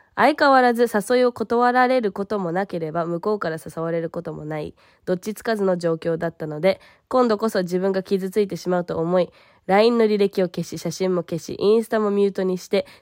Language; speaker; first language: Japanese; early bilingual, heritage; Japanese